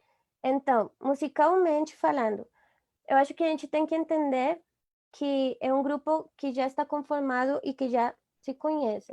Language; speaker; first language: Portuguese; non-native, fluent; Spanish